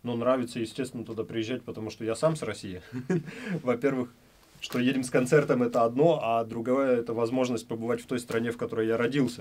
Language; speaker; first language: Russian; native; Russian